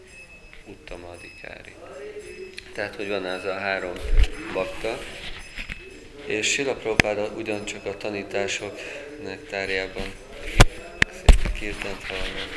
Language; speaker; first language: Hungarian; native; Hungarian